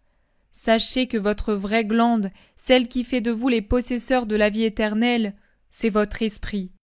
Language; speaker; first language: French; native; French